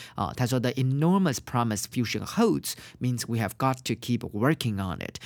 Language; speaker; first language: English; non-native, fluent; Chinese